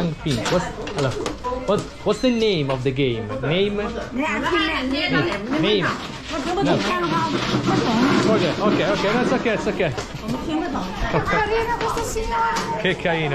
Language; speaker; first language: English; non-native, fluent; Italian